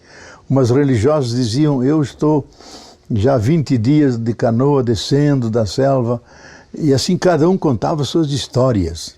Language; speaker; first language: Portuguese; native; Portuguese